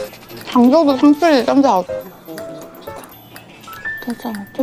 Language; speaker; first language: Chinese; non-native, fluent; Korean